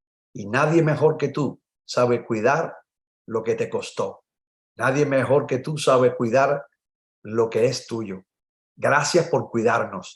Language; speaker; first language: Spanish; native; Spanish